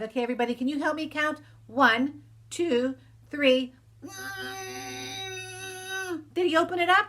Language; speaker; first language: English; native; English